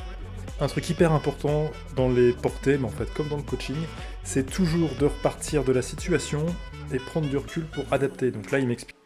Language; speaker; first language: French; native; French